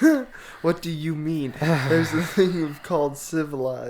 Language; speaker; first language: English; native; English